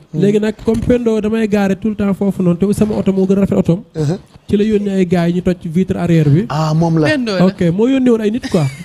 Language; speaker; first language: Wolof; non-native, local second language; Fula